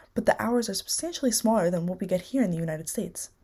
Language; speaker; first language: English; native; English